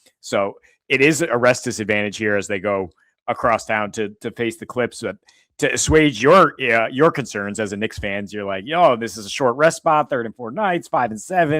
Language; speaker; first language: English; native; English